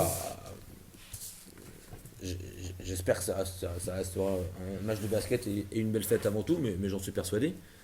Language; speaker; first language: French; native; French